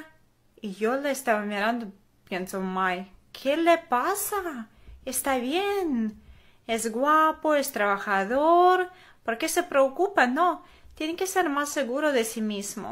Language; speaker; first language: Spanish; non-native, fluent; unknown